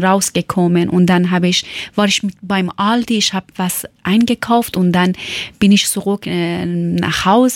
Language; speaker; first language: German; non-native, learner; Persian